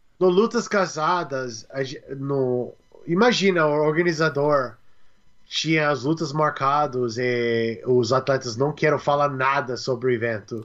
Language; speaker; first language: Portuguese; non-native, learner; English